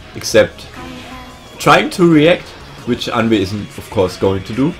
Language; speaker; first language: English; non-native, fluent; German